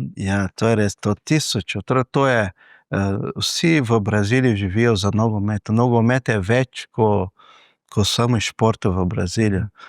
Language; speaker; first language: Slovenian; non-native, fluent; Portuguese